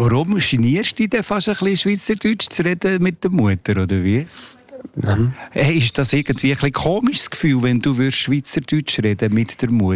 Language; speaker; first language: German; native; German